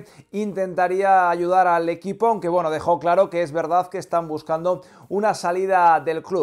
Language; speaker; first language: Spanish; native; Spanish